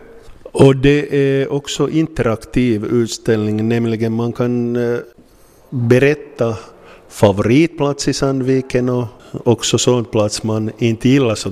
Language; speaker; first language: Swedish; non-native, local second language; Finnish